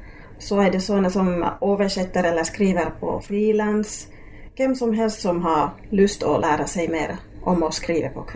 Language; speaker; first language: Swedish; non-native, local second language; Finnish